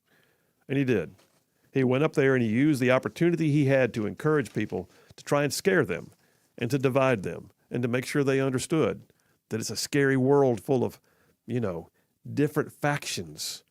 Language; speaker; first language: English; native; English